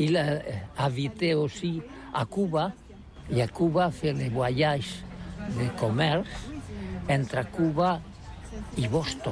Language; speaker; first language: French; non-native, learner; Catalan